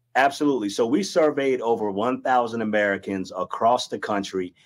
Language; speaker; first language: English; native; English